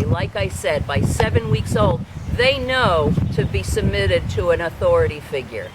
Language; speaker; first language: English; native; English